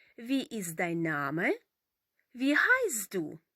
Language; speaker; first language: German; non-native, fluent; Ukrainian